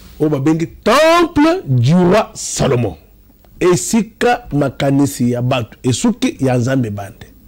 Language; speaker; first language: Lingala; non-native, local second language; Luba-Lulua